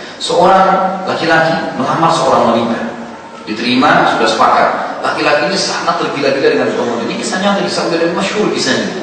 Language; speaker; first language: Indonesian; native; Indonesian